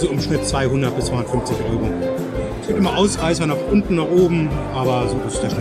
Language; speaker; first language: German; native; German